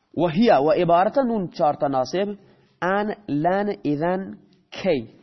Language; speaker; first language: Persian; non-native, local second language; Baluchi